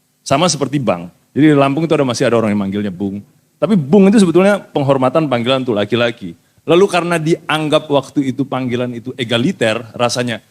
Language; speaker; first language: Indonesian; native; Indonesian